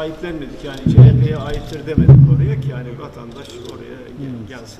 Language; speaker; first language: Turkish; native; Turkish